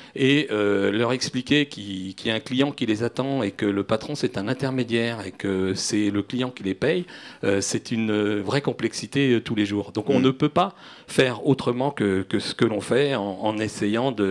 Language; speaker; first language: French; native; French